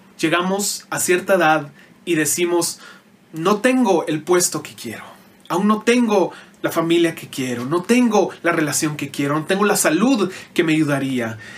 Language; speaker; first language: Spanish; native; Spanish